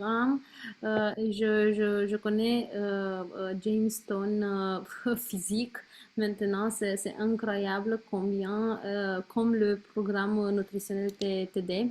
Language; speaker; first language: French; non-native, learner; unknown